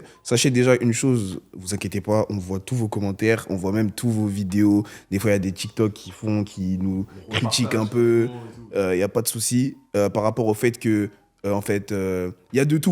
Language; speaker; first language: French; native; French